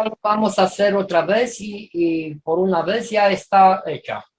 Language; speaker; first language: Spanish; non-native, fluent; Romanian